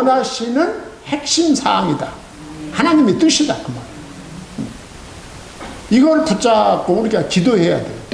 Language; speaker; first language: Korean; native; Korean